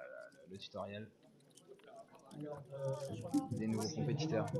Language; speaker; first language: French; native; French